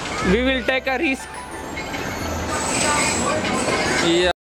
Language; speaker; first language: English; non-native, learner; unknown